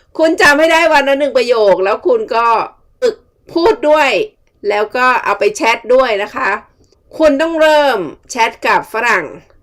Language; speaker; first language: Thai; native; Thai